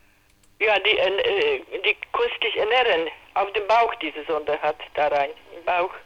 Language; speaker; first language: German; non-native, learner; Polish